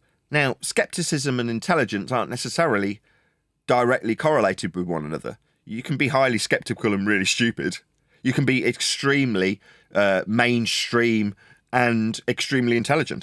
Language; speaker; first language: English; native; English